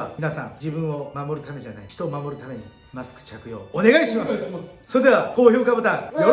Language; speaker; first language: Japanese; native; Japanese